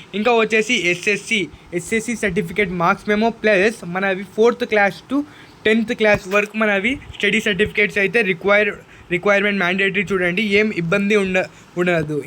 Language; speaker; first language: Telugu; non-native, local second language; Urdu